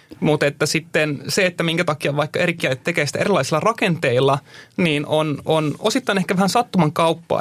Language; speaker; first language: Finnish; native; Finnish